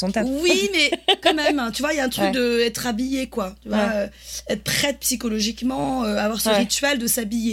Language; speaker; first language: French; native; French